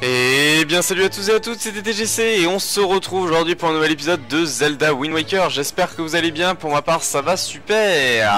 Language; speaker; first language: French; native; French